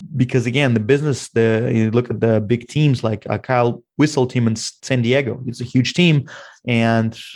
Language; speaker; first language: English; non-native, fluent; Russian